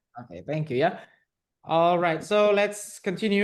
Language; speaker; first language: English; non-native, fluent; Indonesian